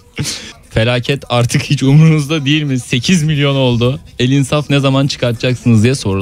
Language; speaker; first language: Turkish; native; Turkish